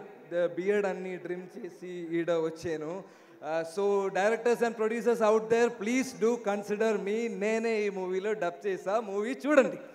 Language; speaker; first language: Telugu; non-native, learner; Malayalam